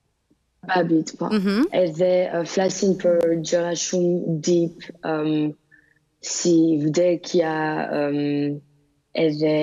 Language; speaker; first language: Albanian; early bilingual, heritage; Albanian